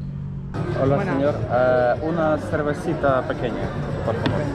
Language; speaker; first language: Spanish; non-native, learner; Russian